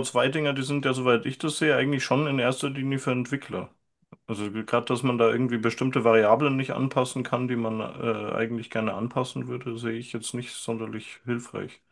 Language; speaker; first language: German; native; German